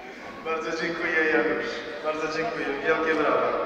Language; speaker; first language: Polish; non-native, learner; Portuguese